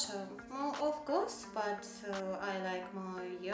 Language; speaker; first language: English; non-native, learner; Russian